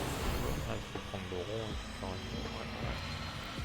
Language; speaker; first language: French; native; French